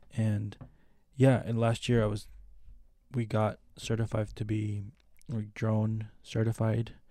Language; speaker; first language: English; non-native, fluent; Spanish